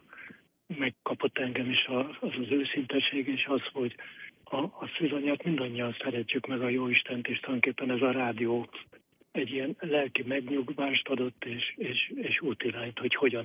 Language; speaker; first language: Hungarian; native; Hungarian